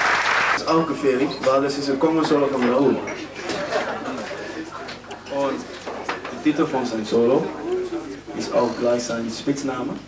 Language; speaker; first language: German; non-native, learner; Dutch